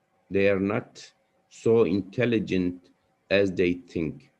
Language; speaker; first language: English; non-native, fluent; Turkish